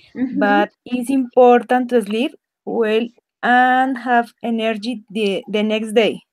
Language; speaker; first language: English; non-native, learner; Spanish